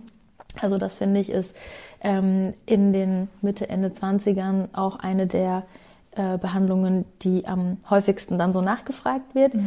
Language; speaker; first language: German; native; German